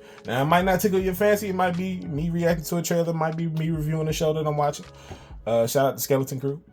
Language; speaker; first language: English; native; English